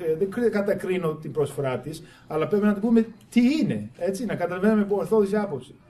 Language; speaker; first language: Greek; non-native, fluent; English